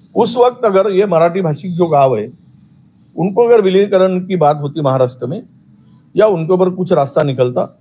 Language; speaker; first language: Hindi; non-native, local second language; Marathi